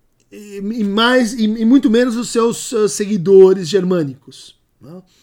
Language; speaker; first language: Portuguese; native; Portuguese